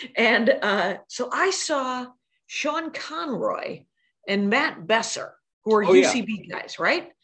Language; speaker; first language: English; native; English